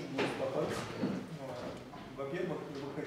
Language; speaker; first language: Russian; non-native, fluent; Italian